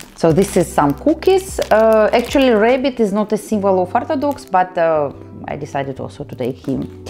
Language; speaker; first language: English; non-native, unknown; Russian